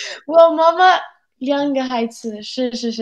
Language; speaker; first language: Chinese; non-native, learner; Spanish